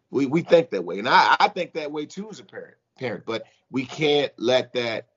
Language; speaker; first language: English; native; English